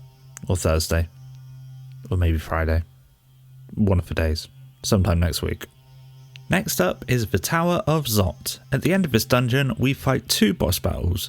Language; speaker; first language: English; native; English